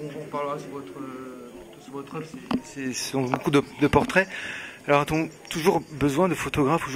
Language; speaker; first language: French; native; French